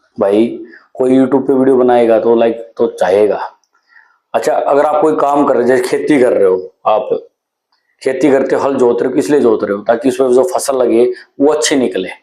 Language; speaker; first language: Hindi; native; Hindi